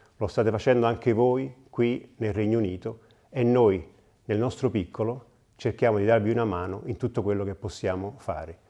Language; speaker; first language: Italian; native; Italian